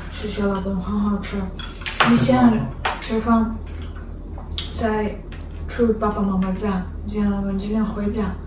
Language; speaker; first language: Chinese; non-native, learner; Ukrainian